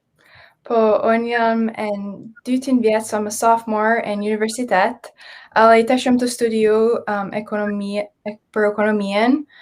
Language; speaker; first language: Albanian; early bilingual, heritage; Albanian